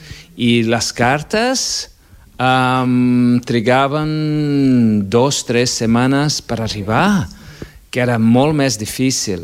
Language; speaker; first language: Catalan; non-native, fluent; Portuguese